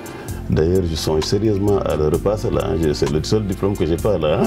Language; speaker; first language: French; non-native, local second language; Wolof